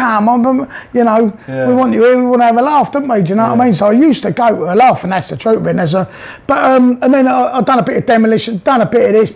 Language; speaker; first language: English; native; English